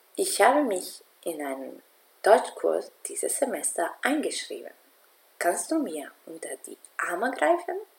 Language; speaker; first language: German; non-native, fluent; Spanish